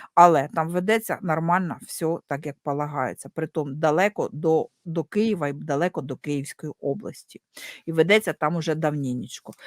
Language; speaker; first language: Ukrainian; non-native, local second language; Russian